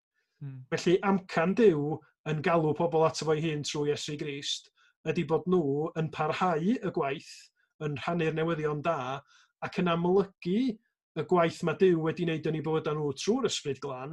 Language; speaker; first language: Welsh; native; Welsh